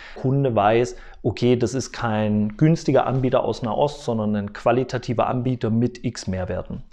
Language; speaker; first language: German; native; German